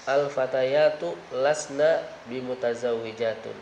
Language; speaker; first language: Arabic; non-native, fluent; Indonesian